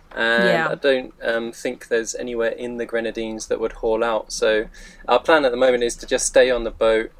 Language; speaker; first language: English; native; English